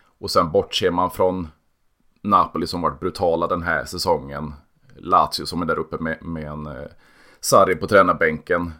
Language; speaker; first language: Swedish; native; Swedish